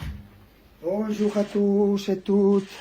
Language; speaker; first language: French; non-native, fluent; Spanish